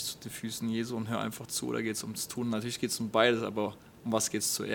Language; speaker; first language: German; native; German